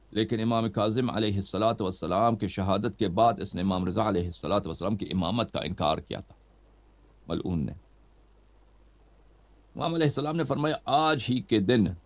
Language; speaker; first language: Urdu; non-native, fluent; Persian